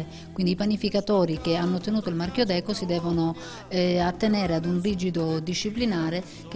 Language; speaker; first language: Italian; native; Italian